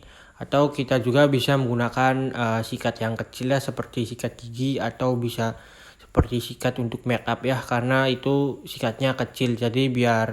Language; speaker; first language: Indonesian; native; Indonesian